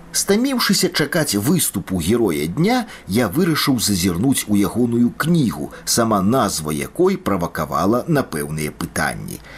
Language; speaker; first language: Belarusian; native; Belarusian